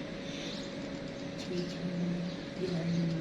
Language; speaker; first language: Korean; non-native, learner; Punjabi